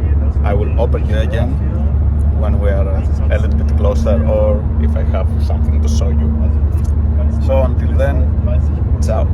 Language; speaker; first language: English; non-native, learner; Greek